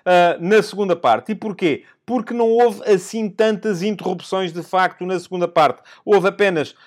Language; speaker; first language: Portuguese; native; Portuguese